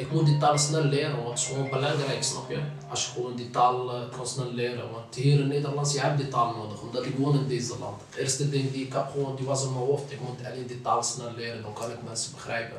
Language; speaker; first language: Dutch; non-native, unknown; Arabic